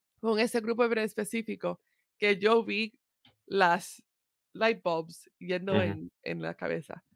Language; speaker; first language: Spanish; early bilingual, heritage; Spanish